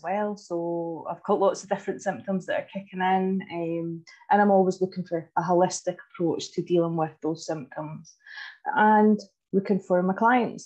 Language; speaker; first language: English; native; English